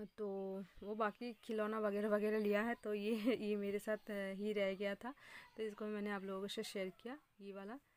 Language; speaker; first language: Hindi; non-native, local second language; Bangla